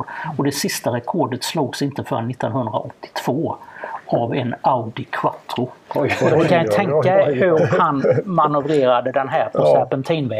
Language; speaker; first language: Swedish; native; Swedish